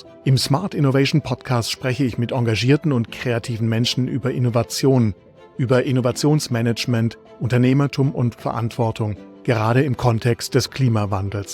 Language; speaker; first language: German; native; German